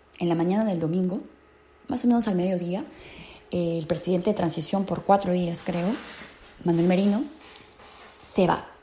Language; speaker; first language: Spanish; native; Spanish